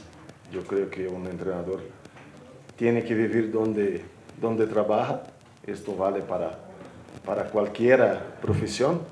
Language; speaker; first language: Spanish; non-native, fluent; Portuguese